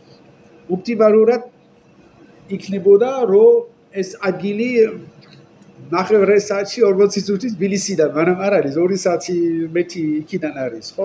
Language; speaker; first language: Georgian; non-native, learner; French